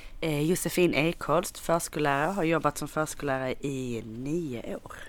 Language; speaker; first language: Swedish; native; Swedish